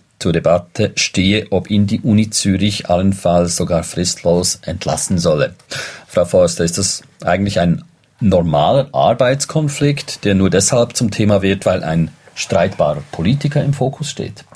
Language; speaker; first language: German; native; German